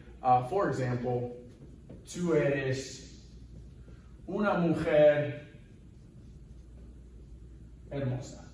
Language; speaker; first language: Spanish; non-native, fluent; English